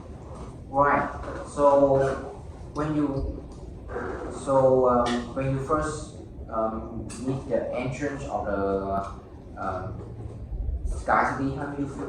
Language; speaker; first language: English; non-native, learner; Vietnamese